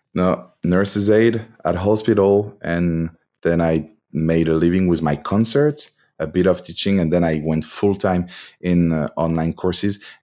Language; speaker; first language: English; non-native, fluent; French